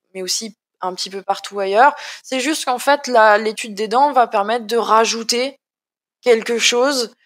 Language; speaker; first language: French; native; French